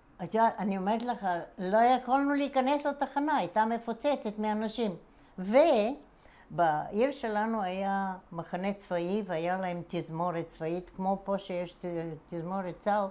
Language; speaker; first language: Hebrew; non-native, fluent; Bulgarian